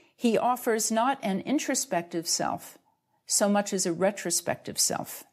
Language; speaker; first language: English; native; English